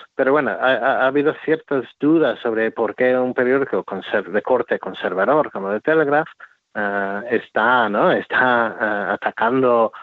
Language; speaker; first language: Spanish; non-native, fluent; English